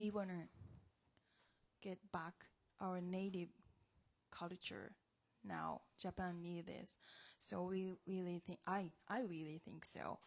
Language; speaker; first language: English; non-native, learner; Japanese